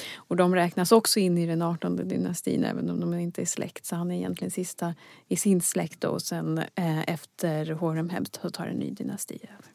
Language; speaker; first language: Swedish; native; Swedish